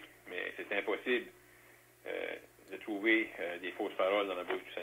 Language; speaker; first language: French; native; French